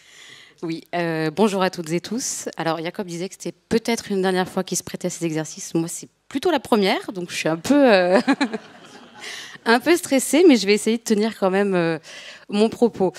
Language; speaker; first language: French; native; French